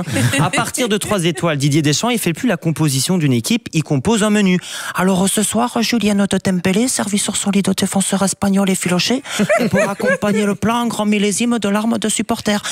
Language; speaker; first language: French; native; French